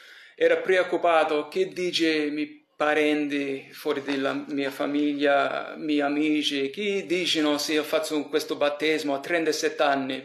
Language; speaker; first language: Italian; early bilingual, heritage; English